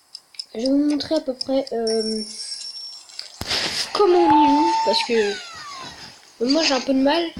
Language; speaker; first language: French; native; French